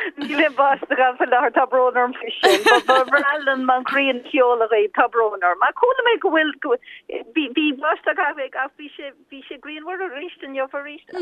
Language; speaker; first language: Irish; early bilingual, heritage; Irish